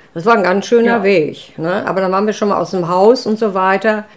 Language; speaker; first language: German; native; German